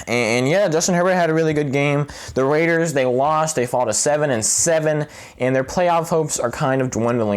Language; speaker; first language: English; native; English